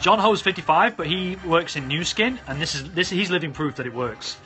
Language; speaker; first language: English; native; English